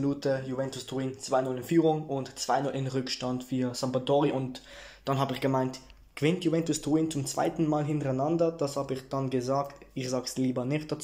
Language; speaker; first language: German; early bilingual, heritage; Italian